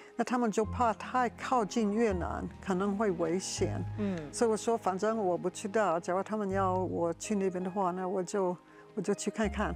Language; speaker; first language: Chinese; non-native, fluent; English